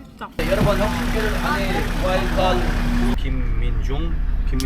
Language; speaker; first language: Korean; non-native, learner; Arabic